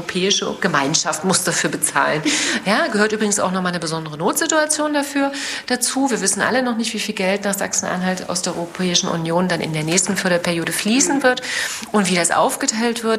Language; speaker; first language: German; native; German